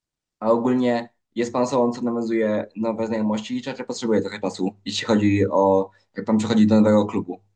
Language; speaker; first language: Polish; native; Polish